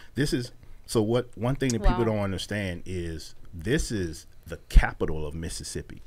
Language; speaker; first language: English; native; English